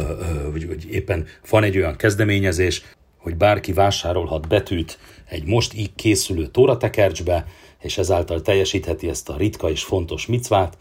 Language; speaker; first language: Hungarian; native; Hungarian